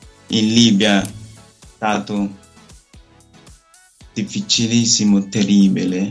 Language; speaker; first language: Italian; non-native, learner; Nigerian Pidgin